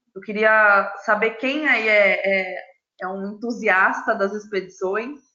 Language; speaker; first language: Portuguese; native; Portuguese